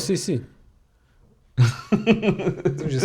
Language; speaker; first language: French; non-native, fluent; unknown